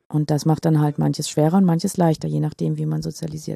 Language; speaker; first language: German; native; German